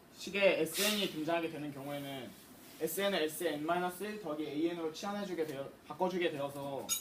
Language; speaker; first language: Korean; native; Korean